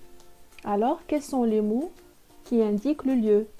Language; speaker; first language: French; non-native, local second language; Arabic